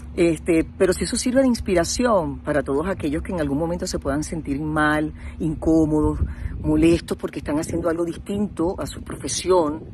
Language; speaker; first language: Spanish; native; Spanish